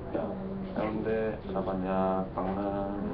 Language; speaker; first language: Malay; non-native, learner; Korean